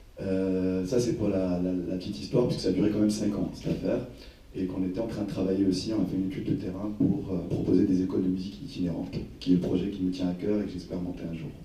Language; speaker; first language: French; non-native, local second language; Arabic